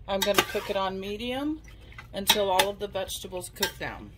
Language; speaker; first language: English; native; English